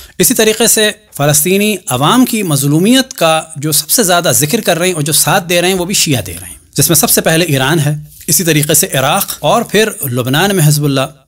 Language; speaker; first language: Urdu; native; Urdu